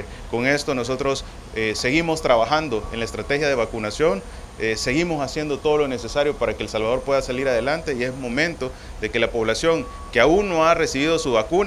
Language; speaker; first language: Spanish; native; Spanish